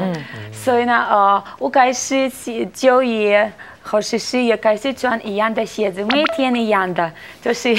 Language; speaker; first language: Chinese; non-native, learner; Russian